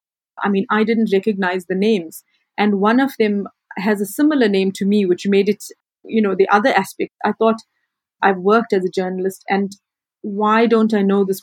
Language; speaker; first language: English; native; English